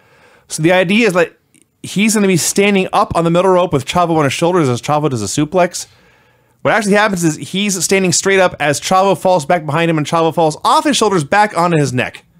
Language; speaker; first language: English; native; English